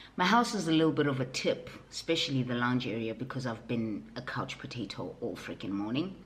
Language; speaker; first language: English; non-native, local second language; Southern Sotho